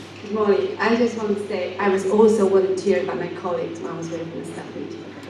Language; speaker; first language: English; non-native, fluent; Chinese